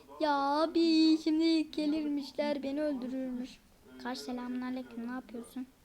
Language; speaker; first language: Turkish; native; Turkish